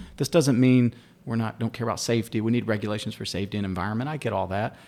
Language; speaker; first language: English; native; English